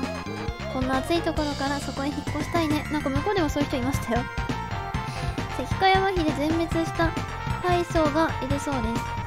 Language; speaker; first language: Japanese; native; Japanese